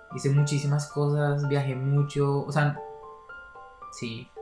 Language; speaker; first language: Spanish; native; Spanish